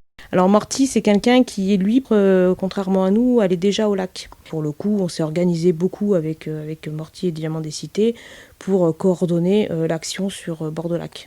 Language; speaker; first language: French; native; French